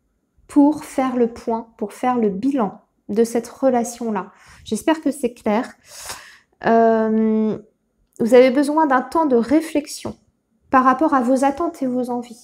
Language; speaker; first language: French; native; French